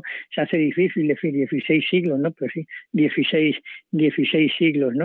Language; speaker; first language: Spanish; native; Spanish